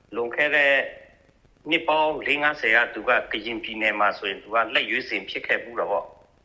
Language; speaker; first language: Burmese; non-native, local second language; Shan